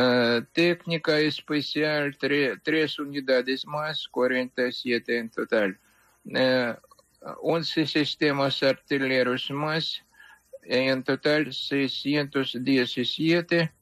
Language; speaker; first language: Spanish; non-native, fluent; Ukrainian